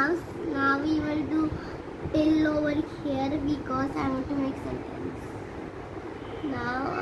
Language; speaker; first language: English; non-native, learner; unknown